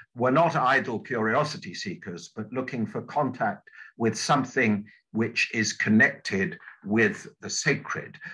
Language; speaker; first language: English; native; English